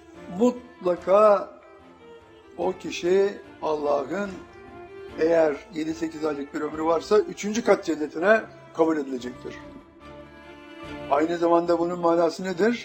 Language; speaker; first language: Turkish; native; Turkish